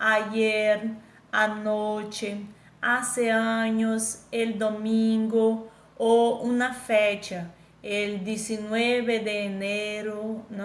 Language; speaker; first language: Spanish; non-native, fluent; Portuguese